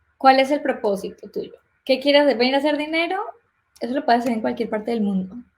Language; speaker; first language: Spanish; native; Spanish